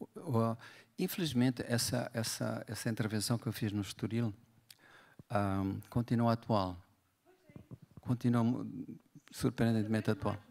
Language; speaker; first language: Portuguese; native; Portuguese